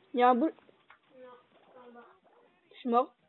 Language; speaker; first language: French; native; French